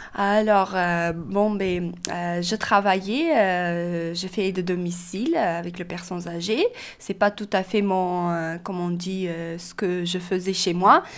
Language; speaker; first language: French; non-native, learner; Russian